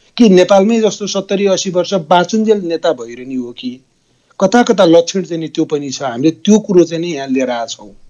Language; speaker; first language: Nepali; native; Nepali